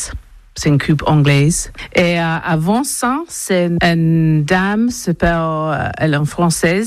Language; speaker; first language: French; non-native, learner; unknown